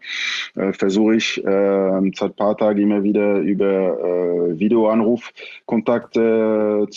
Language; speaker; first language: German; non-native, fluent; French